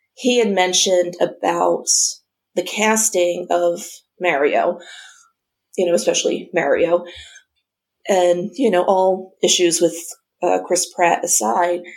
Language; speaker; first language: English; native; English